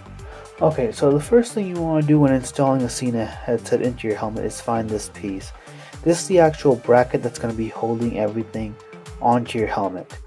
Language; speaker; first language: English; native; English